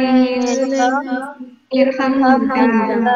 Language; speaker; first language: Korean; non-native, learner; Indonesian